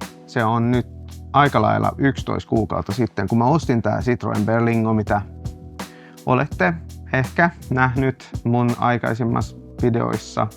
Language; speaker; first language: Finnish; non-native, local second language; Swedish